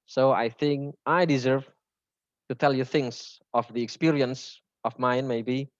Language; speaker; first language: English; non-native, learner; Indonesian